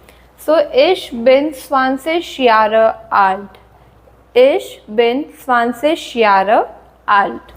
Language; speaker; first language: German; non-native, fluent; Hindi